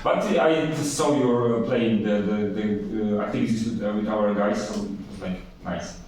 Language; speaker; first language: English; non-native, fluent; Polish